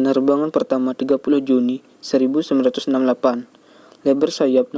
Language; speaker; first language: Indonesian; native; Indonesian